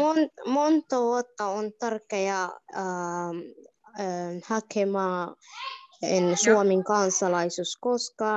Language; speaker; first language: Finnish; non-native, learner; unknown